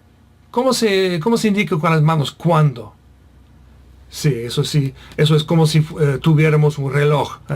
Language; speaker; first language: Spanish; non-native, fluent; English